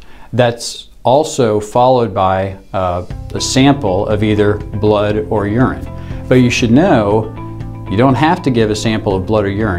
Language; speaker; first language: English; native; English